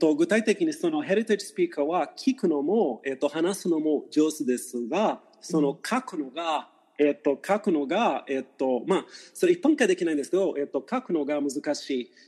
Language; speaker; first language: Japanese; non-native, fluent; Portuguese